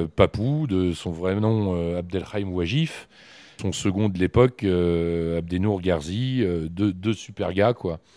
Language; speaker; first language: French; native; French